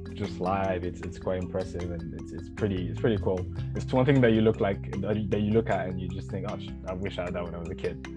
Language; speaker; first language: English; non-native, fluent; French